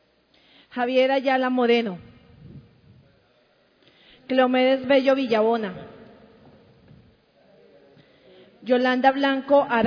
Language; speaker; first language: Spanish; native; Spanish